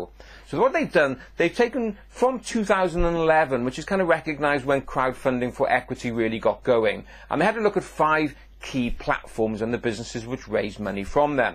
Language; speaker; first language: English; native; English